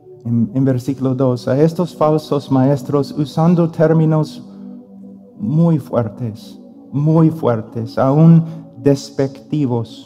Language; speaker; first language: Spanish; non-native, fluent; English